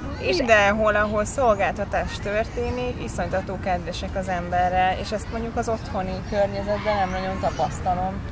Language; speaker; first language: Hungarian; native; Hungarian